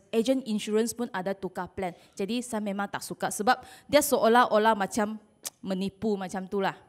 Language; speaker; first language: Malay; non-native, local second language; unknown